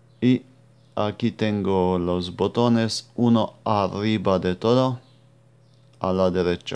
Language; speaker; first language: Spanish; non-native, fluent; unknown